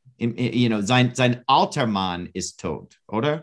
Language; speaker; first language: German; non-native, learner; English